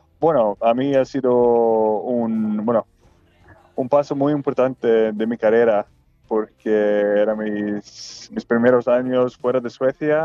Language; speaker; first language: Spanish; non-native, fluent; Swedish